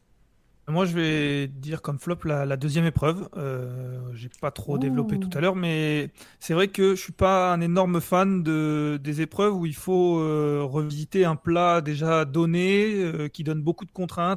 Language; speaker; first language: French; native; French